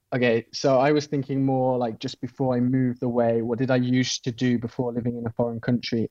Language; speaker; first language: English; native; English